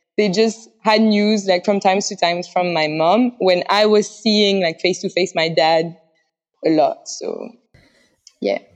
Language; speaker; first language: English; non-native, fluent; French